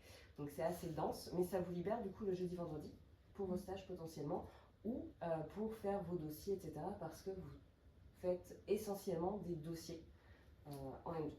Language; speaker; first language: French; native; French